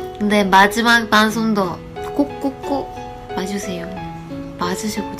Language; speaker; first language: Korean; non-native, learner; Japanese